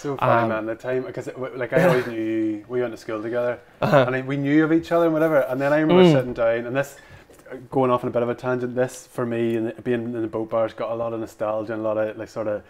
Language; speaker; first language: English; native; English